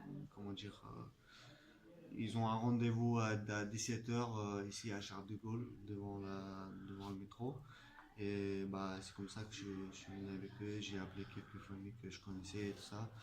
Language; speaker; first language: French; non-native, fluent; Chechen